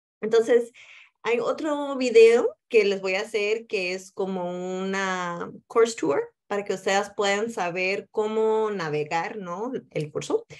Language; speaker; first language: Spanish; early bilingual, heritage; Spanish